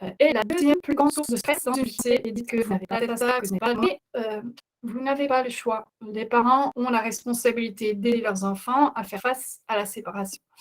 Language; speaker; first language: French; non-native, fluent; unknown